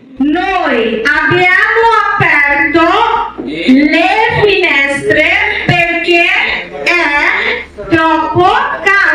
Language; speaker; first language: Italian; non-native, fluent; Bangla